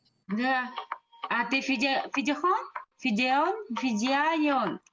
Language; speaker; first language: Russian; non-native, learner; Uzbek